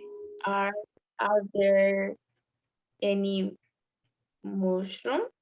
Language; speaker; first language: English; non-native, learner; Spanish